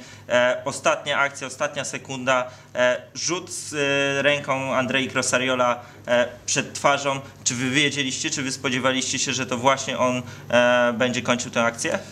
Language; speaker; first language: Polish; native; Polish